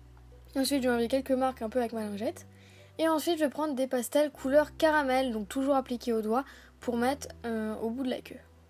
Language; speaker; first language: French; native; French